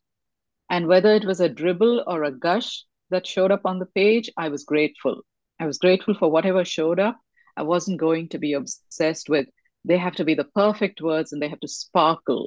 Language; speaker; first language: English; non-native, local second language; Tamil